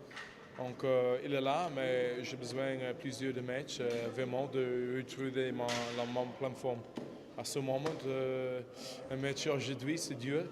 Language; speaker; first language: French; non-native, fluent; English